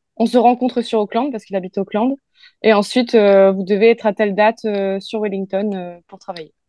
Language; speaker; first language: French; native; French